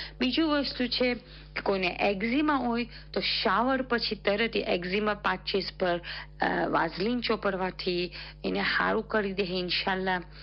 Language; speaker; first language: Gujarati; early bilingual, heritage; Gujarati